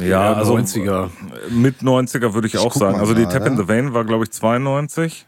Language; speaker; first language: German; native; German